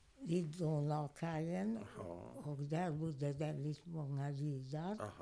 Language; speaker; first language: Swedish; non-native, fluent; Hungarian